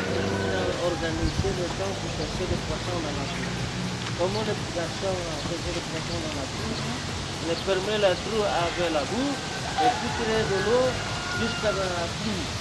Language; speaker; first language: French; non-native, learner; Indonesian